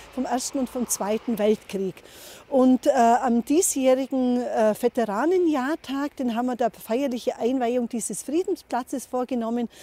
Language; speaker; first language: German; native; German